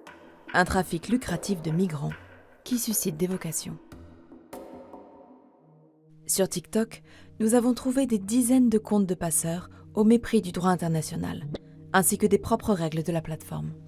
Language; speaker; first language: French; native; French